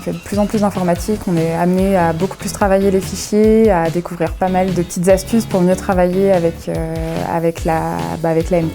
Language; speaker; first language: French; native; French